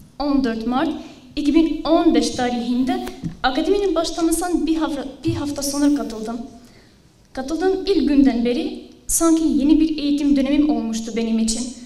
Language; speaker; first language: Turkish; non-native, fluent; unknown